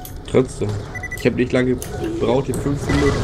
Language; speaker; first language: German; native; German